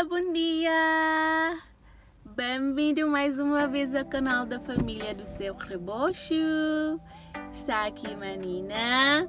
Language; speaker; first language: Portuguese; non-native, learner; Tetum